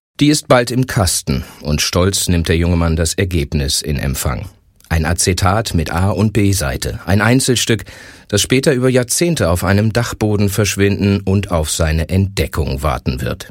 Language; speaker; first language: German; native; German